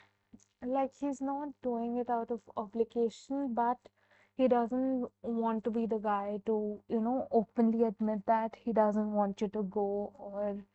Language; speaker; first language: English; non-native, local second language; Hindi